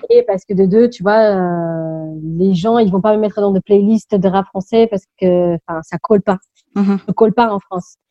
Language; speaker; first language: French; early bilingual, other home language; English